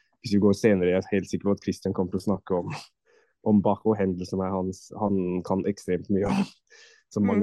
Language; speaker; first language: Norwegian; non-native, fluent; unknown